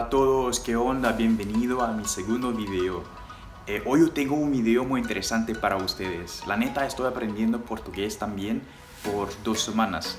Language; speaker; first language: Spanish; early bilingual, heritage; Spanish